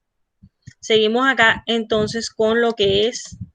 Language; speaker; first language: Spanish; native; Spanish